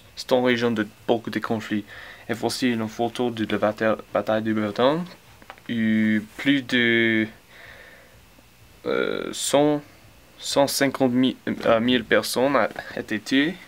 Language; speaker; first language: French; non-native, learner; English